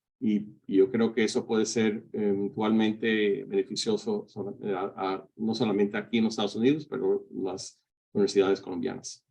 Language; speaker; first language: Spanish; early bilingual, heritage; Spanish